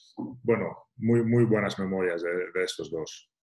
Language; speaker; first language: Spanish; non-native, fluent; Greek